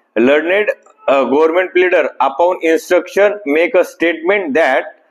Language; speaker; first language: English; non-native, local second language; Marathi